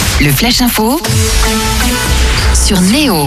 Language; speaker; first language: French; native; French